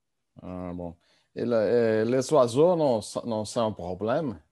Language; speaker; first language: French; non-native, learner; Portuguese